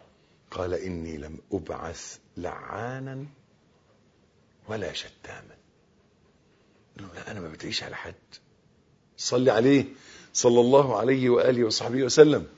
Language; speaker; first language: Arabic; native; Arabic